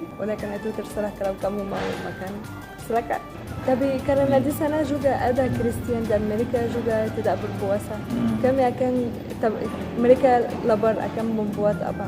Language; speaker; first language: Indonesian; non-native, fluent; Arabic